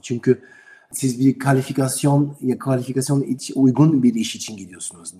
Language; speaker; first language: Turkish; non-native, learner; German